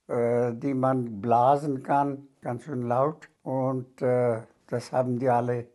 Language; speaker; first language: German; non-native, fluent; Bangla